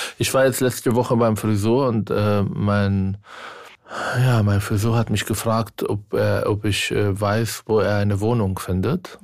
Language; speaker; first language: German; non-native, fluent; Arabic